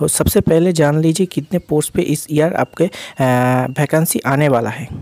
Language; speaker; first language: Hindi; non-native, local second language; Bangla